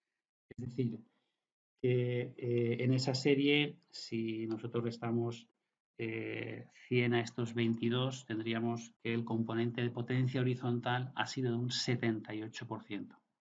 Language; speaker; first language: Spanish; native; Spanish